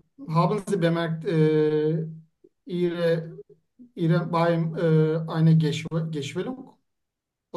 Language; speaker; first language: German; non-native, learner; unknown